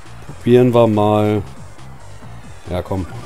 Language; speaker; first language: German; native; German